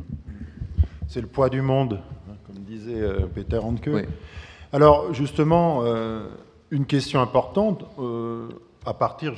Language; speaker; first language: French; native; French